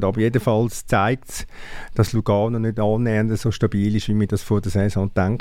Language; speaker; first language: German; native; German